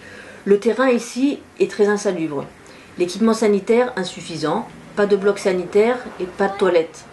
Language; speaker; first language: French; native; French